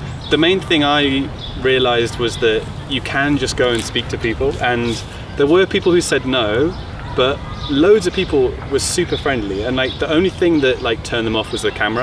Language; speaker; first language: English; native; English